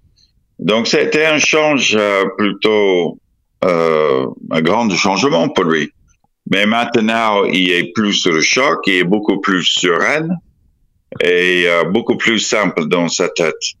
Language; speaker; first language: French; non-native, fluent; English